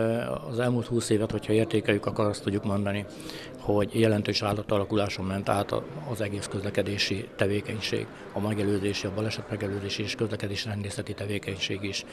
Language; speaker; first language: Hungarian; native; Hungarian